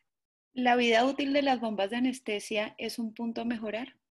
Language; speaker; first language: Spanish; native; Spanish